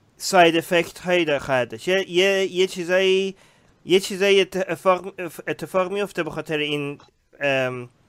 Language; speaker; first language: Persian; early bilingual, heritage; Persian